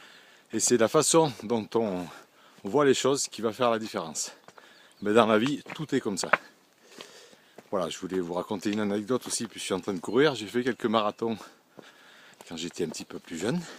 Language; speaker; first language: French; native; French